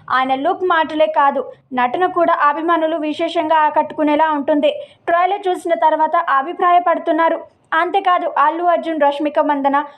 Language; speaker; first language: Telugu; native; Telugu